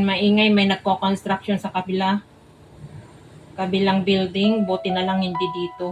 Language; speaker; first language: Filipino; native; Filipino